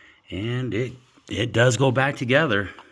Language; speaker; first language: English; native; English